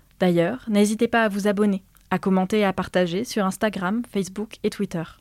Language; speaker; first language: French; native; French